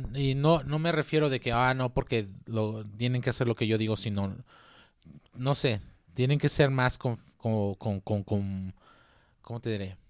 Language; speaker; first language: Spanish; early bilingual, heritage; Spanish